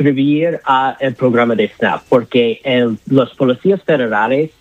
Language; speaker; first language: Spanish; non-native, learner; English